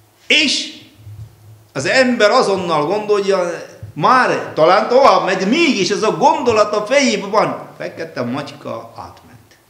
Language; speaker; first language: Hungarian; non-native, fluent; Malayalam